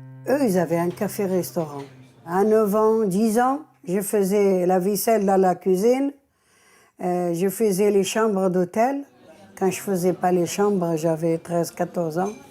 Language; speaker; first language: French; early bilingual, other home language; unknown